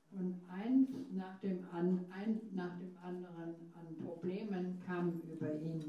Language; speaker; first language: German; non-native, fluent; English